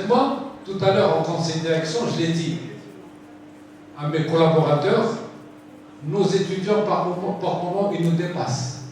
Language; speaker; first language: French; non-native, local second language; Arabic